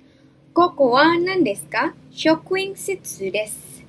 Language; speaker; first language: Japanese; non-native, fluent; Indonesian